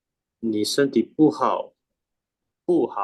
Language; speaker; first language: Chinese; non-native, learner; Indonesian